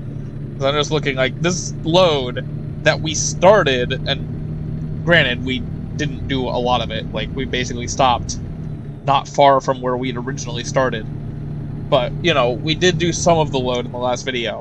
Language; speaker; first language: English; native; English